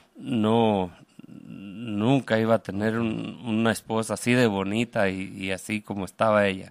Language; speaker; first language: Spanish; native; Spanish